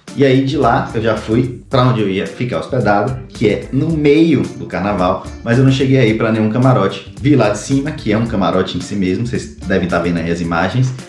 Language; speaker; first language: Portuguese; native; Portuguese